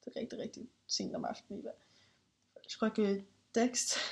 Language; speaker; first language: French; non-native, learner; Danish